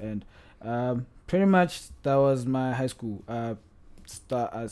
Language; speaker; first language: English; non-native, local second language; Northern Sotho